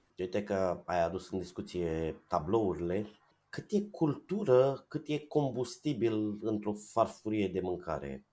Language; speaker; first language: Romanian; native; Romanian